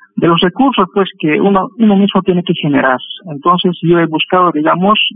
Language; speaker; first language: Spanish; native; Spanish